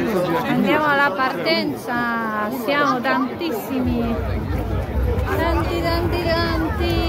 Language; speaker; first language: Italian; non-native, learner; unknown